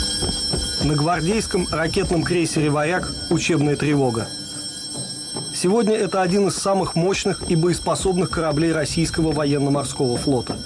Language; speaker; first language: Russian; native; Russian